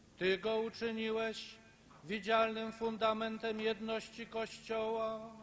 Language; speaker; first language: Polish; native; Polish